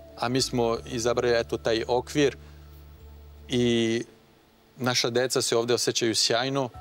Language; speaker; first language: Croatian; non-native, fluent; French